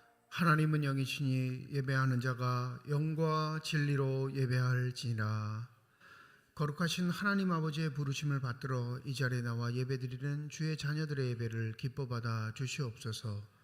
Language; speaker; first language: Korean; native; Korean